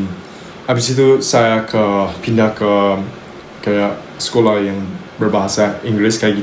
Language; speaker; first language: Indonesian; non-native, local second language; English